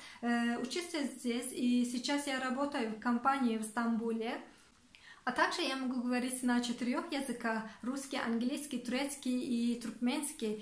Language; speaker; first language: Russian; non-native, local second language; Turkmen